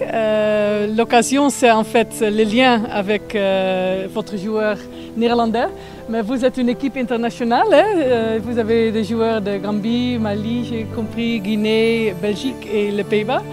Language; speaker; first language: French; non-native, fluent; Dutch